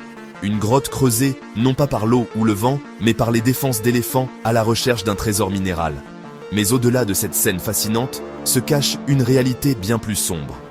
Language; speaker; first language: French; native; French